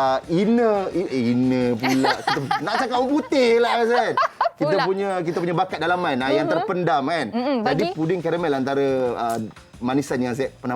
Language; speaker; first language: Malay; native; Malay